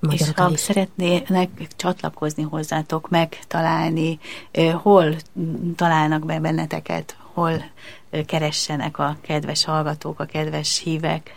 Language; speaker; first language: Hungarian; native; Hungarian